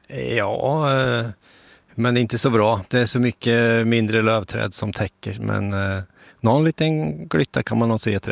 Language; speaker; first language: Swedish; native; Swedish